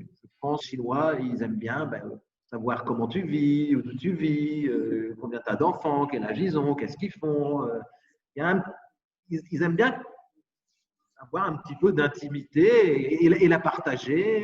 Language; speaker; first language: French; native; French